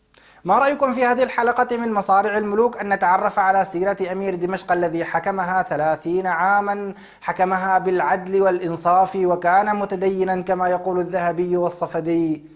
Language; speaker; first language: Arabic; native; Arabic